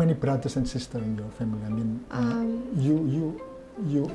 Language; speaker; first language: English; non-native, fluent; Indonesian